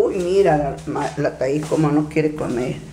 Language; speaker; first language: Spanish; native; Spanish